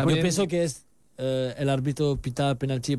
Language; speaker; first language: Spanish; non-native, learner; French